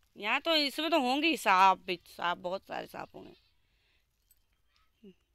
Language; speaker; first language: Hindi; native; Hindi